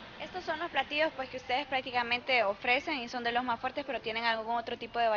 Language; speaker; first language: Spanish; native; Spanish